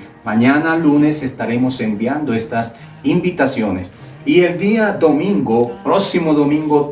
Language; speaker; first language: Spanish; native; Spanish